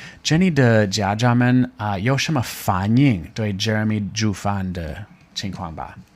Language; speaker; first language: Chinese; non-native, fluent; English